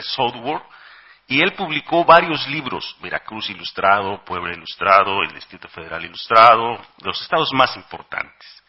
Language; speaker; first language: Spanish; native; Spanish